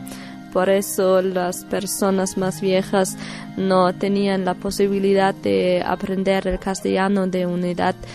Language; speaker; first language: Spanish; non-native, learner; German